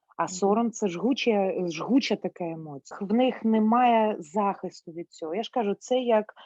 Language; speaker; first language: Ukrainian; non-native, local second language; Russian